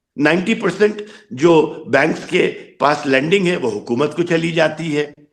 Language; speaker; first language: Urdu; native; Urdu